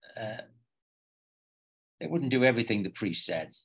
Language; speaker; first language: English; native; English